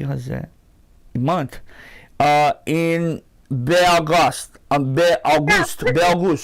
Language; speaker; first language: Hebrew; non-native, learner; Portuguese